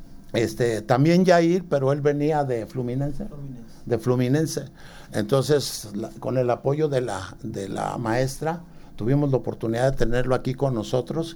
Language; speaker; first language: Spanish; native; Spanish